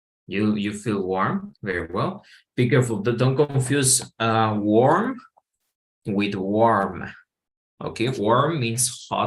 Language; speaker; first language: English; non-native, fluent; Spanish